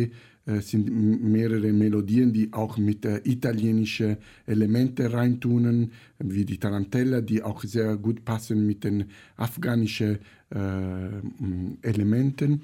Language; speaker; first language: German; non-native, fluent; Italian